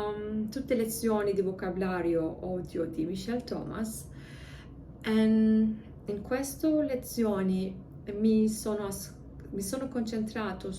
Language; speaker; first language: Italian; non-native, learner; English